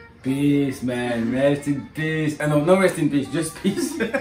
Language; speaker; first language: English; non-native, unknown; French